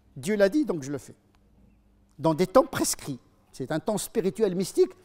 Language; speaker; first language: French; non-native, fluent; Arabic